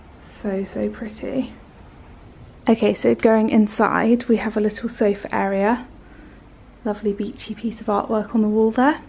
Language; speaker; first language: English; native; English